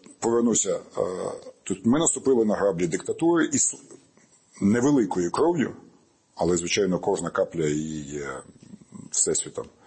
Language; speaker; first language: Ukrainian; native; Ukrainian